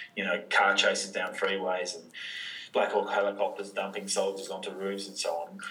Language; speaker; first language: English; native; English